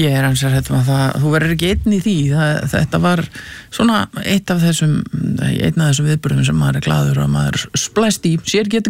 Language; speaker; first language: Icelandic; native; Icelandic